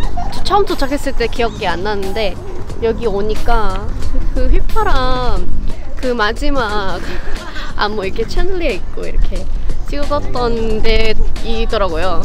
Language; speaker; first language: Korean; non-native, fluent; Thai